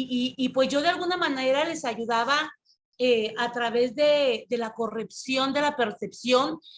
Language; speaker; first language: Spanish; native; Spanish